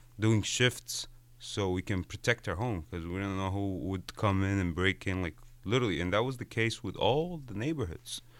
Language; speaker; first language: English; non-native, fluent; Arabic